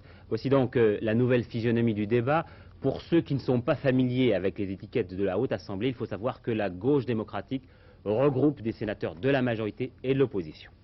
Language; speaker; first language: French; native; French